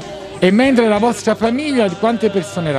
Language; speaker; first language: Italian; native; Italian